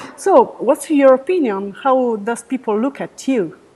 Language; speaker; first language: English; non-native, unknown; Italian